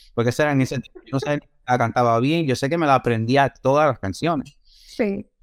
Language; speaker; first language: Spanish; native; Spanish